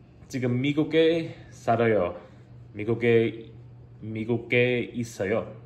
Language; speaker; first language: Korean; non-native, learner; English